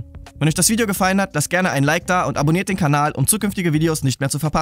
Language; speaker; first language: German; native; German